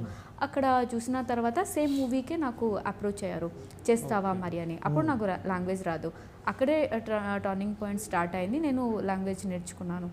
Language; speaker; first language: Telugu; non-native, learner; Odia